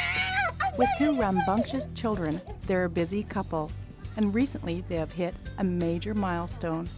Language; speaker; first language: English; native; English